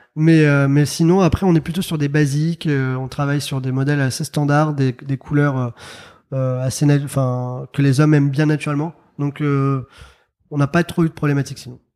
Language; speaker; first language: French; early bilingual, other home language; Arabic